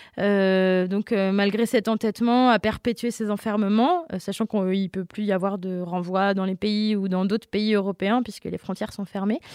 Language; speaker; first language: French; native; French